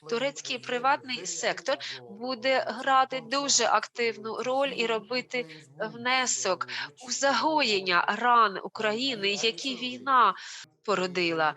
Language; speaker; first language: Ukrainian; non-native, fluent; Turkish